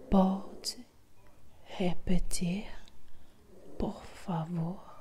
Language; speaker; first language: Portuguese; non-native, learner; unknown